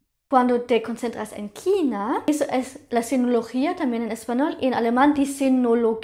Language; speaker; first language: Spanish; non-native, fluent; German